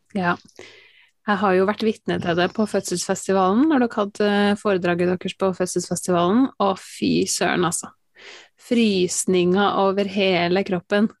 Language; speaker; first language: Norwegian; native; Norwegian